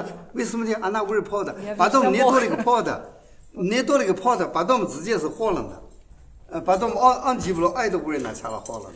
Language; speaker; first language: Russian; non-native, learner; Chinese